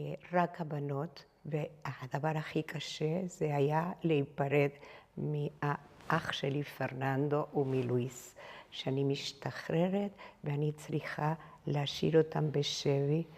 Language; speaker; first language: Hebrew; non-native, fluent; Spanish